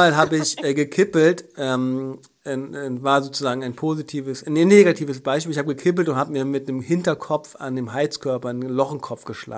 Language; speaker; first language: German; native; German